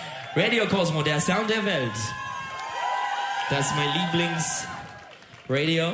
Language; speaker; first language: German; non-native, learner; Turkish